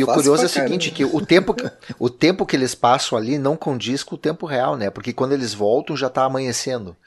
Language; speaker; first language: Portuguese; native; Portuguese